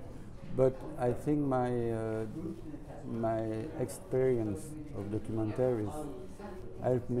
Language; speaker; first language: English; non-native, learner; French